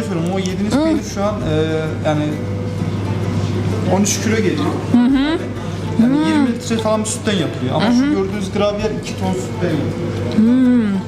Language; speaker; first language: Turkish; native; Turkish